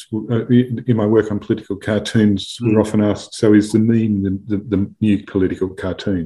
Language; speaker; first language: English; native; English